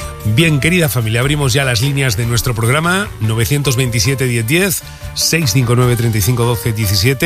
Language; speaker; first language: Spanish; native; Spanish